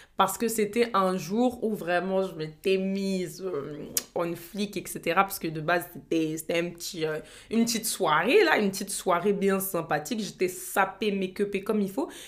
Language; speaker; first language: French; native; French